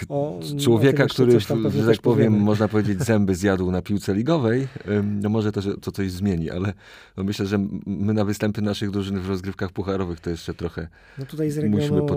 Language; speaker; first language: Polish; native; Polish